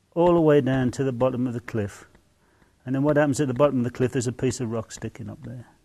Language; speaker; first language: English; native; English